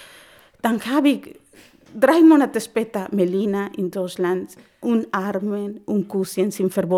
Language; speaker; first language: German; non-native, learner; Spanish